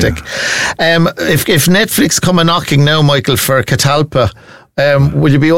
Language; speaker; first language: English; native; English